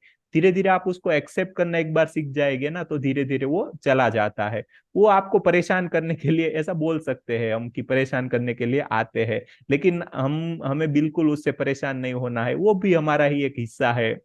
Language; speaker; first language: Hindi; native; Hindi